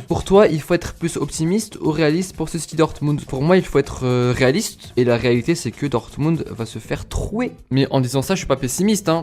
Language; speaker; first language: French; native; French